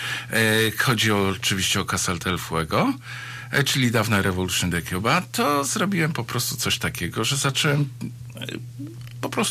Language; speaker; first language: Polish; native; Polish